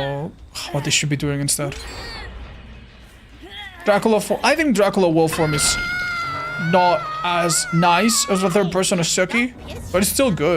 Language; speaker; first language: English; native; English